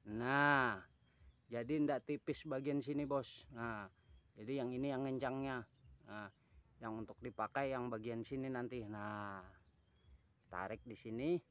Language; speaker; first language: Indonesian; native; Indonesian